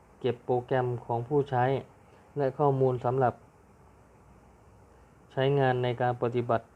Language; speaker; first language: Thai; native; Thai